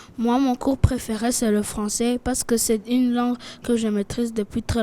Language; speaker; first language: French; non-native, local second language; Kinyarwanda